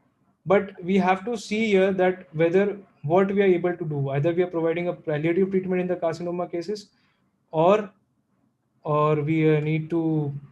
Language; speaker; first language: English; non-native, local second language; Hindi